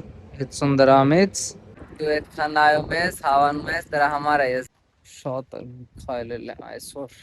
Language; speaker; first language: Armenian; non-native, learner; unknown